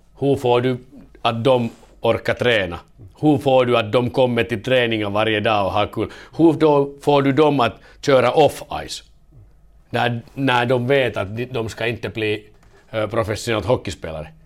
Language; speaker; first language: Swedish; non-native, learner; Finnish